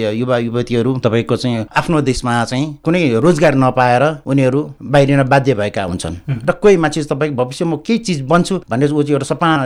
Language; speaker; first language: Nepali; non-native, local second language; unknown